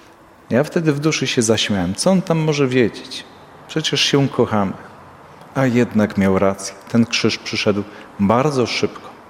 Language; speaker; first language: Polish; native; Polish